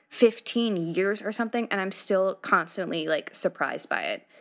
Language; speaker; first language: English; native; English